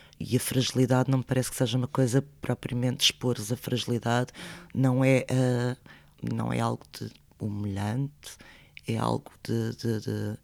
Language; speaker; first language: Portuguese; early bilingual, other home language; Spanish